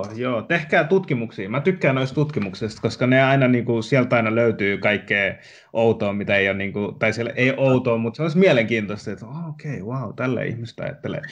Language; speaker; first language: Finnish; early bilingual, other home language; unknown